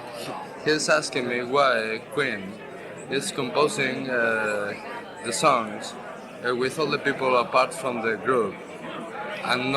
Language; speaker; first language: English; non-native, learner; Spanish